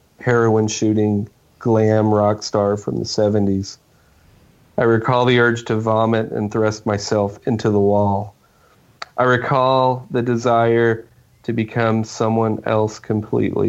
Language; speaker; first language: English; native; English